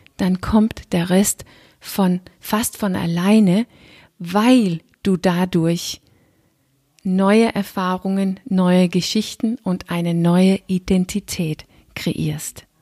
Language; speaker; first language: German; non-native, fluent; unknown